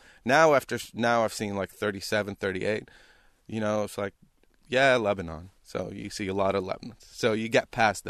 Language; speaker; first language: English; non-native, fluent; Arabic